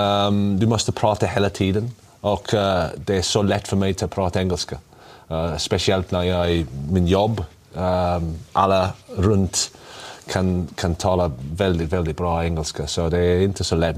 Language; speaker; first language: Swedish; non-native, learner; English